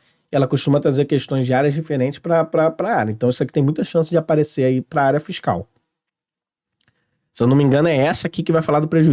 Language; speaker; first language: Portuguese; native; Portuguese